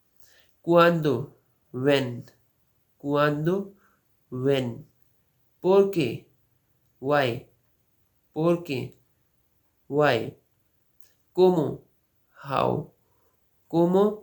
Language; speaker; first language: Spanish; non-native, learner; Urdu